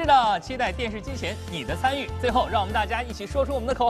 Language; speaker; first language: Chinese; native; Chinese